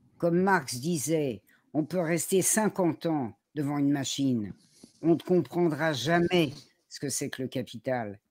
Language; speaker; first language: French; native; French